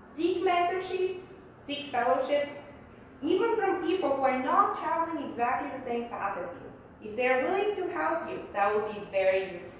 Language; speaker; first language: English; early bilingual, other home language; Bulgarian